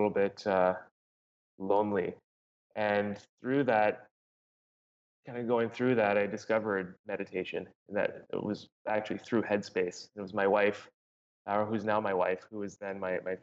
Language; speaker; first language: English; native; English